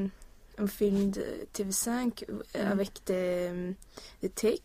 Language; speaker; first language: French; non-native, learner; Swedish